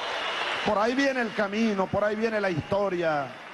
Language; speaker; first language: Spanish; native; Spanish